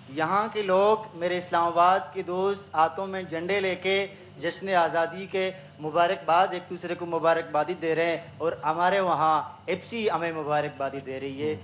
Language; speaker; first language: Urdu; non-native, local second language; Baluchi